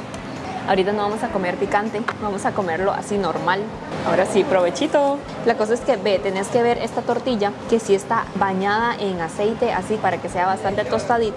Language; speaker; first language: Spanish; native; Spanish